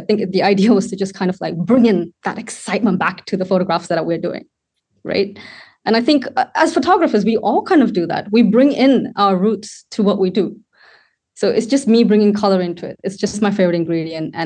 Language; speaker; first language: English; non-native, local second language; Tamil